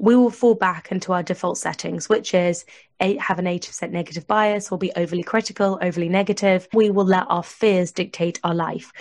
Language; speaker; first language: English; native; English